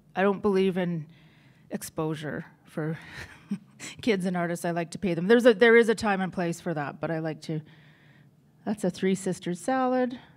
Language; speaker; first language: English; native; English